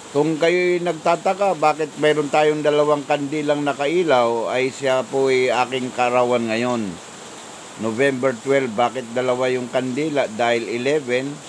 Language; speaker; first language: Filipino; non-native, local second language; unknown